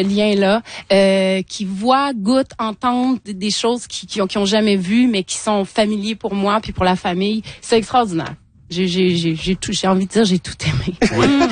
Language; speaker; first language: French; early bilingual, other home language; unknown